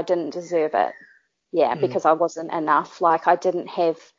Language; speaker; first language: English; native; English